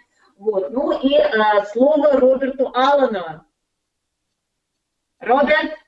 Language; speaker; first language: Russian; native; Russian